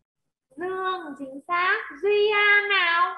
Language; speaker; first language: Vietnamese; native; Vietnamese